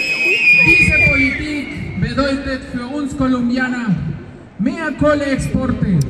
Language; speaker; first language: German; non-native, fluent; Spanish